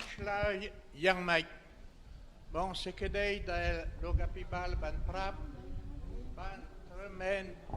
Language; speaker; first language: Khmer; non-native, fluent; French